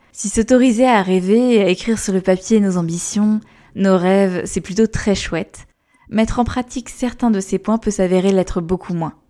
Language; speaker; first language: French; native; French